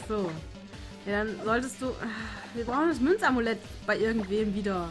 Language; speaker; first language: German; native; German